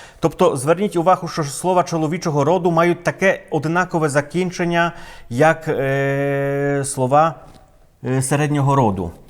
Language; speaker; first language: Ukrainian; non-native, fluent; Polish